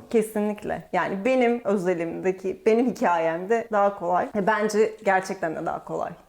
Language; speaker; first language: Turkish; native; Turkish